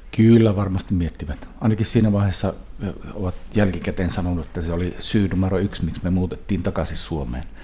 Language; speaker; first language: Finnish; early bilingual, heritage; Finnish